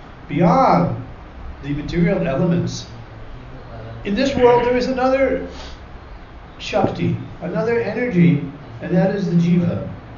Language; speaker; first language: English; native; English